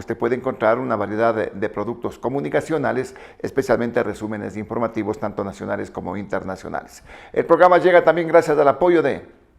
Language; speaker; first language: Spanish; native; Spanish